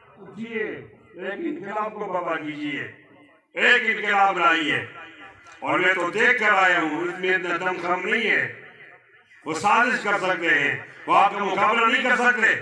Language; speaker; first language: Urdu; non-native, local second language; Pashto